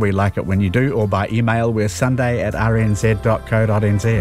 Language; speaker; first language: English; native; English